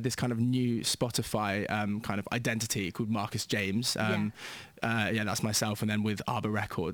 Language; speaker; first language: English; native; English